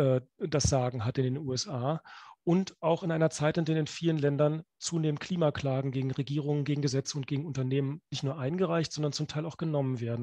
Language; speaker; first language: German; native; German